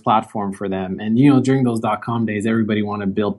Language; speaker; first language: English; native; English